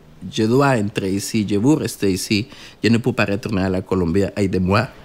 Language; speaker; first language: French; non-native, learner; Spanish